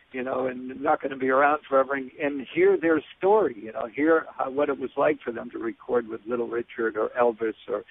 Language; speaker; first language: English; native; English